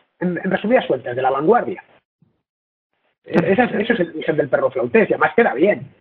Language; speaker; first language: Spanish; native; Spanish